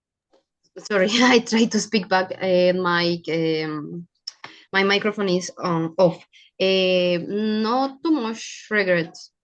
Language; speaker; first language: English; non-native, learner; Spanish